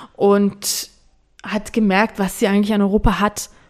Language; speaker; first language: German; non-native, fluent; Georgian